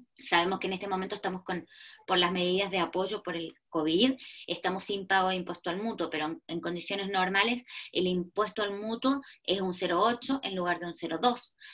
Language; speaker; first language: Spanish; native; Spanish